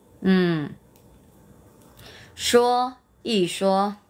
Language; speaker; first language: Chinese; non-native, learner; Vietnamese